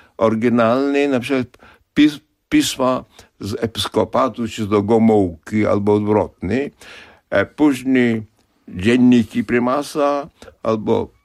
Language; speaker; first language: Polish; non-native, fluent; Kashmiri